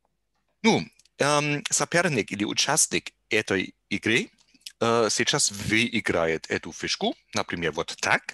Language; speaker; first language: Russian; non-native, learner; German